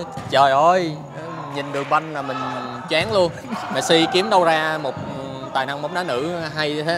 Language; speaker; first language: Vietnamese; native; Vietnamese